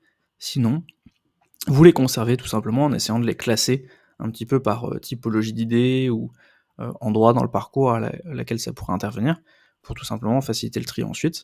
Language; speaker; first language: French; native; French